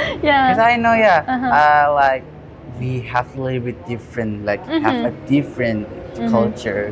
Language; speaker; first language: English; non-native, learner; Indonesian